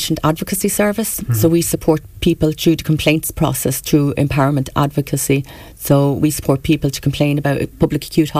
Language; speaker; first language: English; native; English